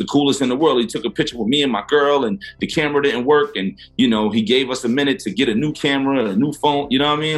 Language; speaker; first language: English; native; English